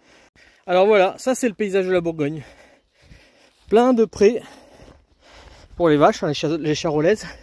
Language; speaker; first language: French; native; French